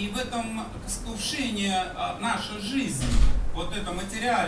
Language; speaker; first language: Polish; non-native, learner; Russian